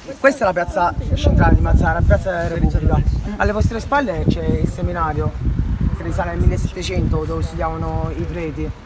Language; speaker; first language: Italian; native; Italian